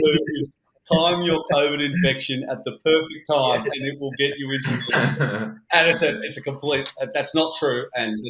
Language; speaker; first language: English; native; English